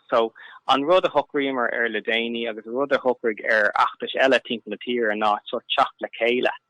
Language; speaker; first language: Irish; non-native, local second language; English